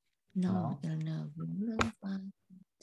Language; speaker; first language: French; non-native, learner; Indonesian